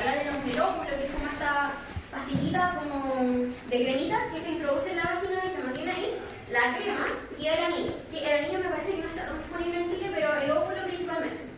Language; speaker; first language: Spanish; native; Spanish